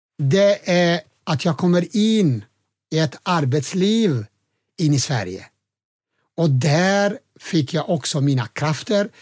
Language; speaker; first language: Swedish; non-native, fluent; Albanian